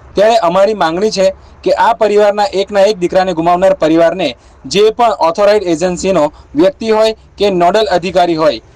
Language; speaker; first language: Gujarati; non-native, local second language; Vasavi